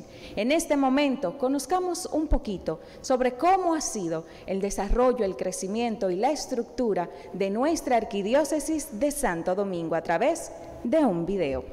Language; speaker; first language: Spanish; native; Spanish